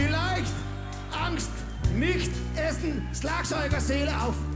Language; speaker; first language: German; non-native, learner; Danish